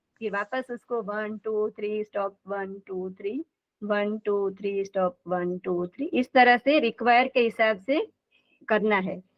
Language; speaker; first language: Hindi; non-native, local second language; Gujarati